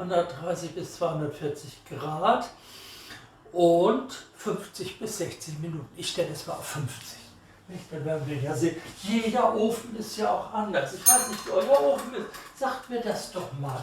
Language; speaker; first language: German; native; German